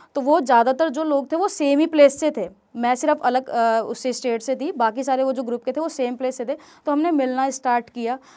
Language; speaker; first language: Hindi; native; Hindi